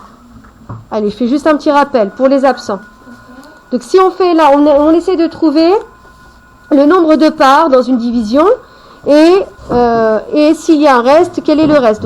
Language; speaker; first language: French; native; French